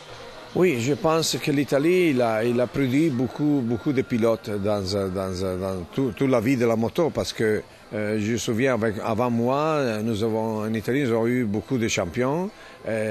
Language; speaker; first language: French; non-native, fluent; Italian